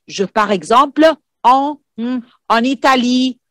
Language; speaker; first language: French; non-native, fluent; Arabic